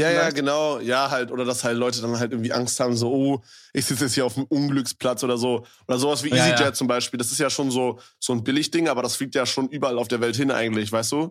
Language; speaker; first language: German; native; German